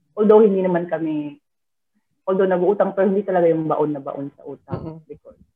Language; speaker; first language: Filipino; non-native, local second language; Cebuano